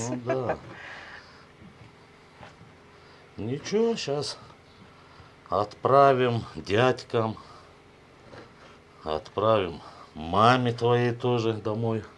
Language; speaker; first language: Russian; native; Russian